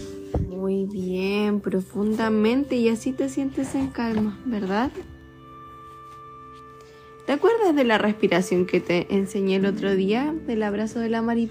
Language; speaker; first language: Spanish; native; Spanish